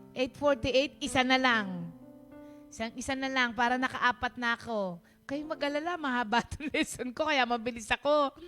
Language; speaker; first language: Filipino; non-native, local second language; Pampanga